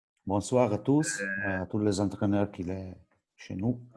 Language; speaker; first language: French; non-native, local second language; Italian